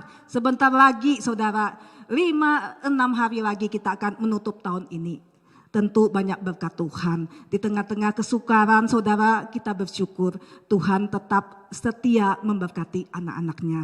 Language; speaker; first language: Malay; native; Malay